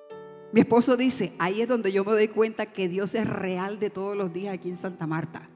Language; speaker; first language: Spanish; native; Spanish